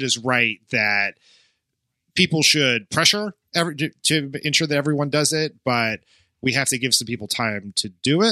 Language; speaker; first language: English; native; English